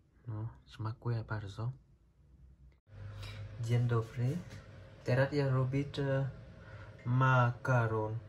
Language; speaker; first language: Polish; non-native, learner; Vietnamese